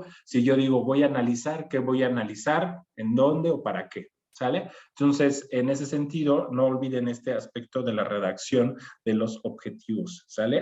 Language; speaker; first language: Spanish; native; Spanish